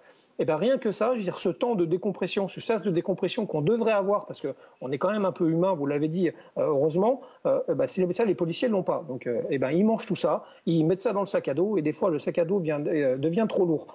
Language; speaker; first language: French; native; French